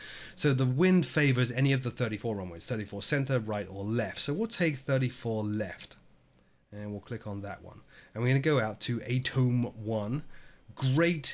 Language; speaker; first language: English; native; English